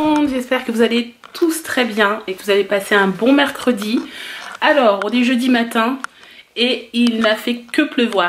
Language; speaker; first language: French; native; French